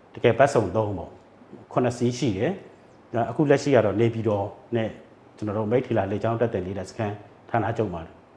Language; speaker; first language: Burmese; native; Burmese